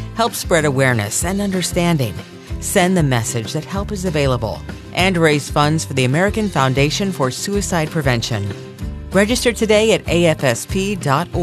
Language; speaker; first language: English; native; English